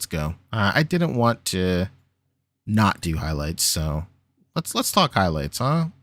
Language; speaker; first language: English; native; English